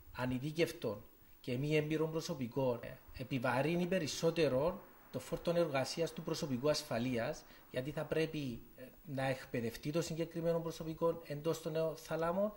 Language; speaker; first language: Greek; native; Greek